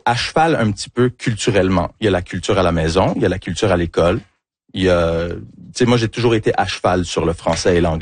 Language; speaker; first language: French; early bilingual, heritage; French